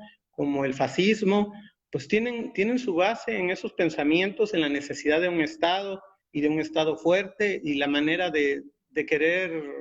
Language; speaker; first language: Spanish; native; Spanish